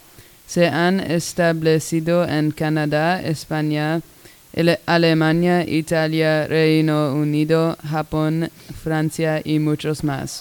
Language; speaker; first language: Spanish; non-native, learner; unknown